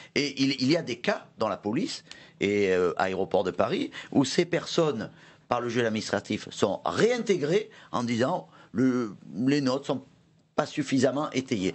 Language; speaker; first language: French; native; French